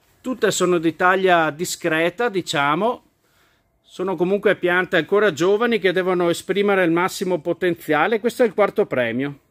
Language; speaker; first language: Italian; native; Italian